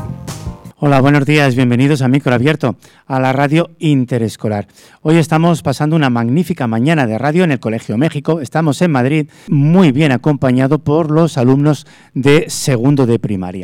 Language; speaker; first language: Spanish; native; Spanish